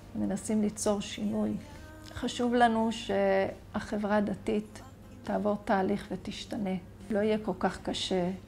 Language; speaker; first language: Hebrew; native; Hebrew